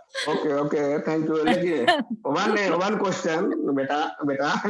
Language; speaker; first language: English; non-native, learner; Hindi